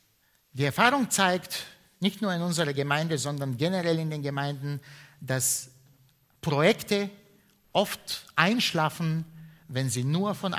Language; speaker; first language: German; non-native, fluent; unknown